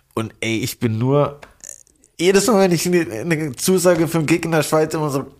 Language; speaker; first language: German; native; German